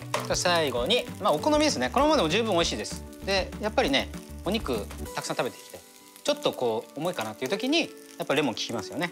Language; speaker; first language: Japanese; native; Japanese